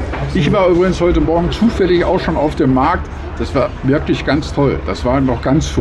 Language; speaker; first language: German; native; German